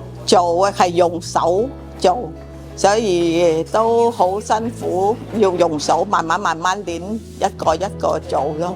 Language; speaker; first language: Cantonese; early bilingual, heritage; Cantonese